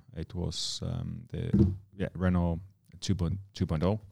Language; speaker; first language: English; non-native, fluent; Finnish